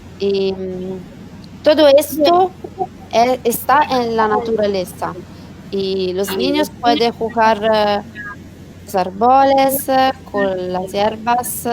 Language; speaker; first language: Spanish; non-native, learner; Italian